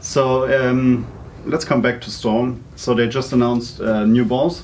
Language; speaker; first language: English; non-native, fluent; German